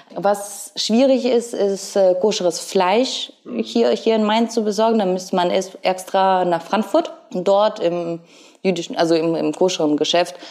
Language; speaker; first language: German; early bilingual, other home language; Ukrainian